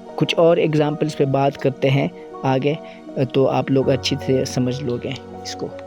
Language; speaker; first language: Urdu; non-native, local second language; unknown